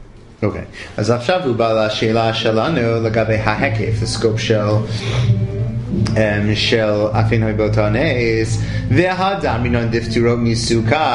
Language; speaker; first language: Hebrew; non-native, fluent; English